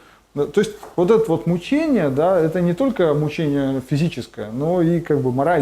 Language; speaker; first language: Russian; native; Russian